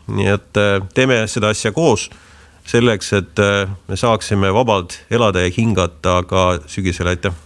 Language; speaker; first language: Estonian; non-native, local second language; Russian